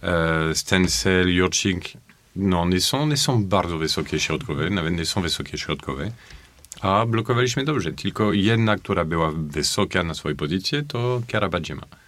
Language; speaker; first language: Polish; non-native, fluent; French